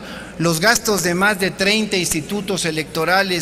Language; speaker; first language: Spanish; native; Spanish